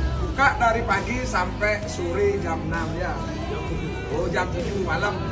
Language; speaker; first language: Indonesian; non-native, local second language; Balinese